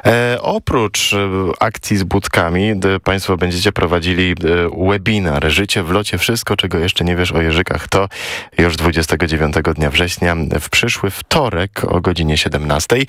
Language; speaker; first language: Polish; native; Polish